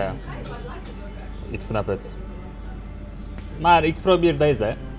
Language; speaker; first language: Dutch; non-native, learner; Turkish